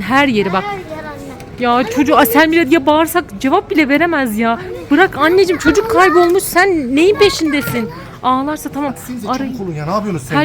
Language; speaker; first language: Turkish; native; Turkish